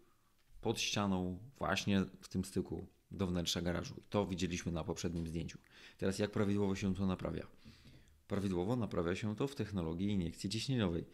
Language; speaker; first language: Polish; native; Polish